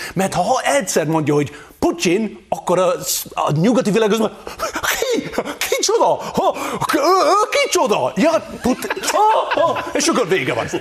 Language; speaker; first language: Hungarian; non-native, fluent; English